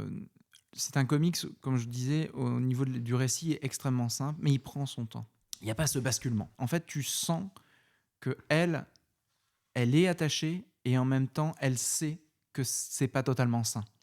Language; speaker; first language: French; native; French